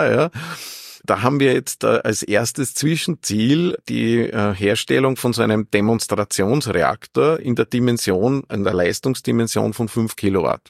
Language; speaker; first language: German; native; German